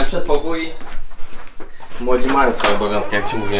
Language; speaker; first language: Polish; native; Polish